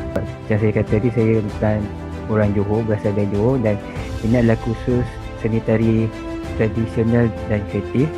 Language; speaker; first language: Malay; native; Malay